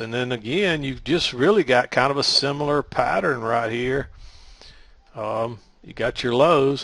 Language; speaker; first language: English; native; English